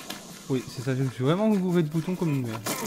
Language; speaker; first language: French; native; French